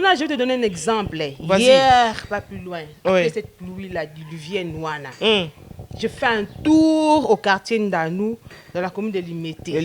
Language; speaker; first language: French; non-native, local second language; Lingala